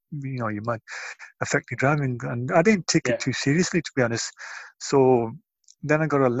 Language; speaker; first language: English; native; English